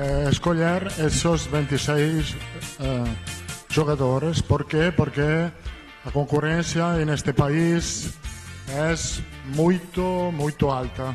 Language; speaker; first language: Portuguese; non-native, learner; Italian